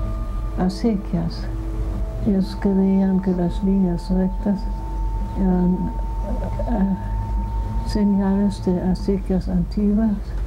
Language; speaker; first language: Spanish; non-native, fluent; German